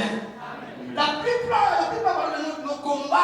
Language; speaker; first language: French; non-native, local second language; Lingala